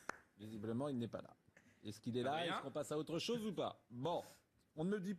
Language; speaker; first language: French; native; French